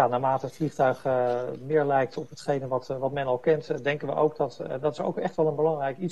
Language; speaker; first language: Dutch; native; Dutch